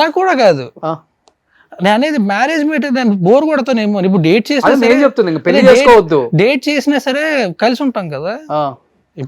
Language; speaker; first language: Telugu; native; Telugu